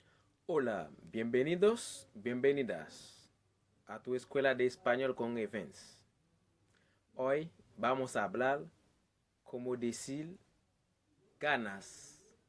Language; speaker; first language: Spanish; non-native, learner; Haitian Creole